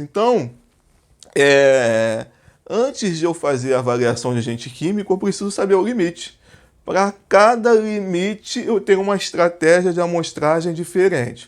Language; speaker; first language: Portuguese; native; Portuguese